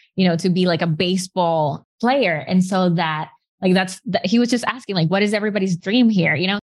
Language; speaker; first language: English; non-native, fluent; Spanish